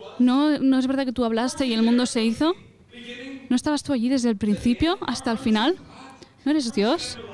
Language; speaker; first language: Spanish; non-native, fluent; English